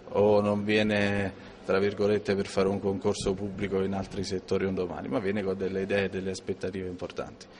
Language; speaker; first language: Italian; native; Italian